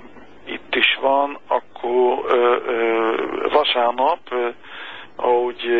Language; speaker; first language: Hungarian; non-native, fluent; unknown